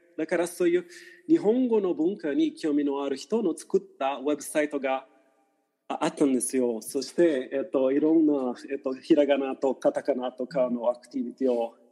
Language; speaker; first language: Japanese; non-native, fluent; Portuguese